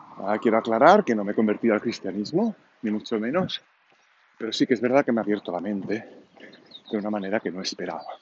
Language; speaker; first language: Spanish; non-native, local second language; Catalan